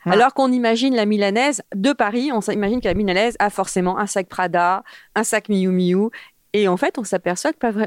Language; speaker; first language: French; native; French